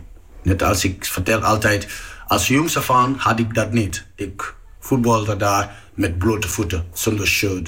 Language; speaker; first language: Dutch; non-native, fluent; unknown